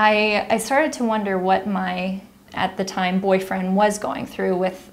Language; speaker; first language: English; native; English